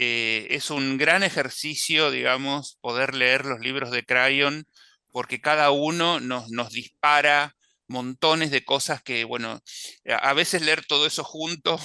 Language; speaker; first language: Spanish; native; Spanish